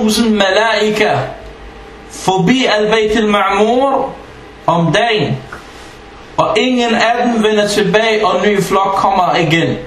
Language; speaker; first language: Danish; non-native, fluent; Arabic